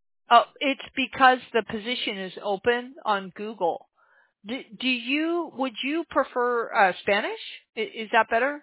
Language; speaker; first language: English; native; English